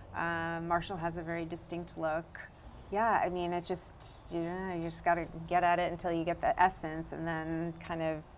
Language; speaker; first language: English; native; English